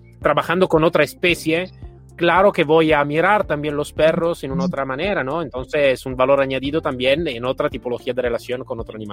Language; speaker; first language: Spanish; non-native, fluent; Italian